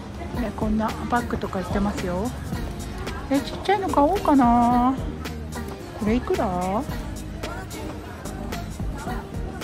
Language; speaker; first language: Japanese; native; Japanese